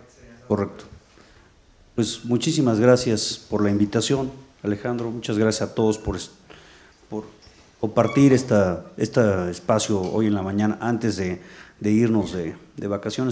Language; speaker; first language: Spanish; native; Spanish